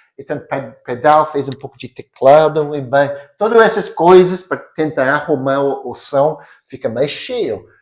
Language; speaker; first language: Portuguese; non-native, fluent; English